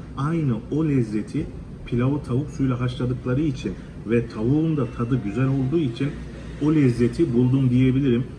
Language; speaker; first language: Turkish; native; Turkish